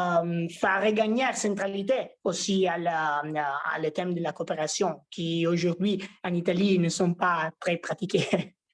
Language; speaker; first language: French; non-native, fluent; Italian